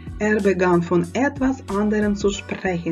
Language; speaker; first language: German; non-native, fluent; Ukrainian